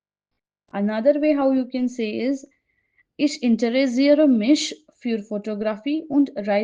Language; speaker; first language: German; non-native, fluent; Hindi